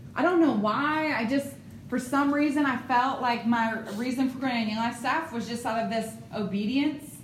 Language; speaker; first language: English; native; English